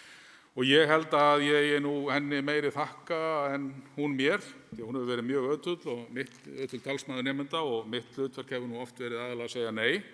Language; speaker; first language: Icelandic; native; Icelandic